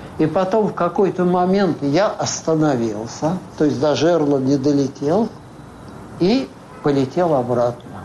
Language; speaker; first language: Russian; native; Russian